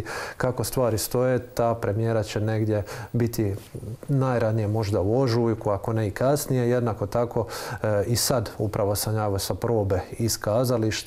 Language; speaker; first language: Croatian; native; Croatian